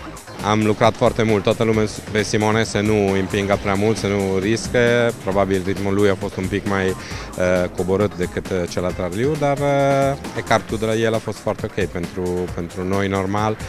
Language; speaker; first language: Romanian; non-native, fluent; Italian